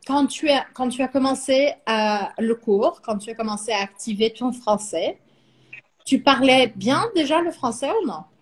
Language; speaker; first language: French; non-native, fluent; Portuguese